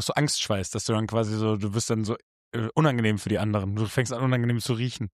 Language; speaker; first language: German; native; German